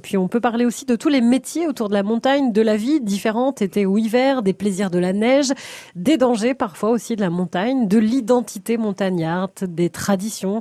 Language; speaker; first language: French; native; French